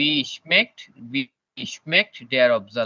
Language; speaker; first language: German; non-native, learner; Bangla